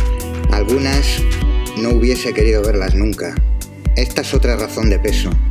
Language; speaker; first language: Spanish; native; Spanish